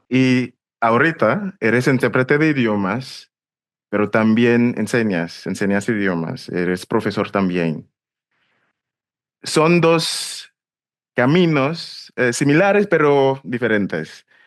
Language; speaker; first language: Spanish; non-native, fluent; English